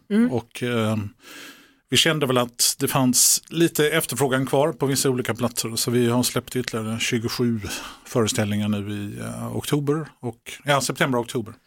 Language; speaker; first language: Swedish; native; Swedish